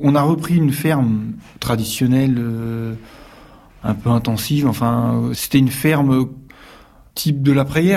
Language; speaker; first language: French; native; French